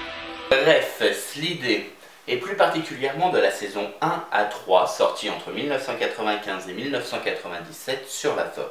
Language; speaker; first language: French; native; French